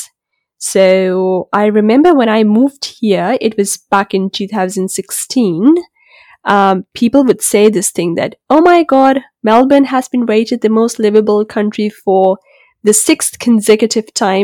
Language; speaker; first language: English; non-native, local second language; Urdu